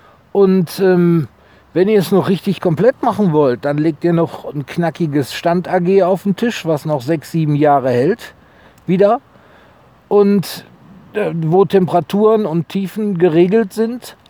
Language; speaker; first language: German; native; German